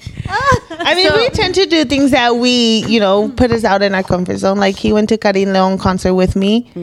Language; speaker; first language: English; early bilingual, other home language; Spanish